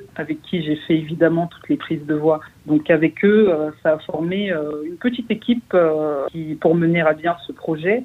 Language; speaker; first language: French; native; French